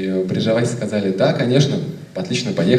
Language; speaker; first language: Russian; native; Russian